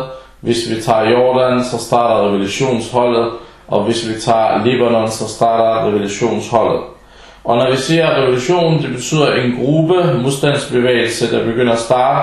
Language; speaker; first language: Danish; early bilingual, other home language; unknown